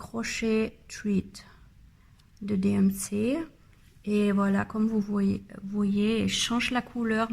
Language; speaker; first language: French; non-native, learner; German